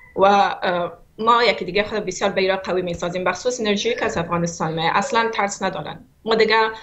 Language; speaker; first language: Persian; native; Persian